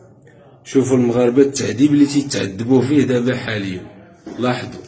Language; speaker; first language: Arabic; native; Arabic